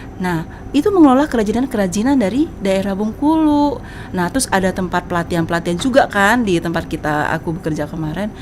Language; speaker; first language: Indonesian; native; Indonesian